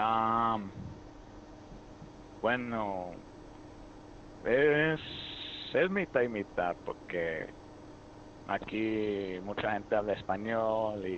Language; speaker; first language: Spanish; early bilingual, heritage; Spanish